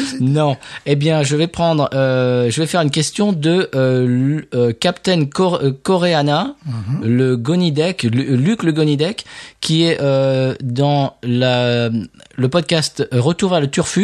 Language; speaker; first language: French; native; French